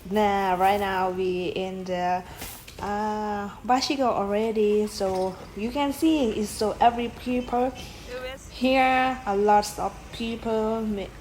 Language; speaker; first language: English; non-native, learner; Thai